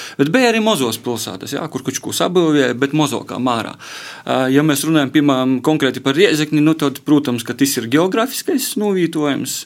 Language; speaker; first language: Latvian; native; Latvian